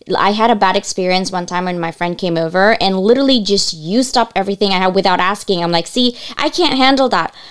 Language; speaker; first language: English; early bilingual, other home language; Cebuano